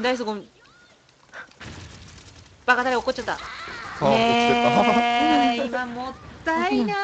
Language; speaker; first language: Japanese; native; Japanese